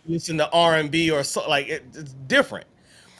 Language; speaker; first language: English; native; English